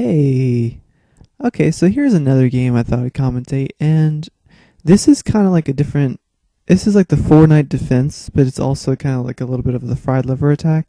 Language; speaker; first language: English; native; English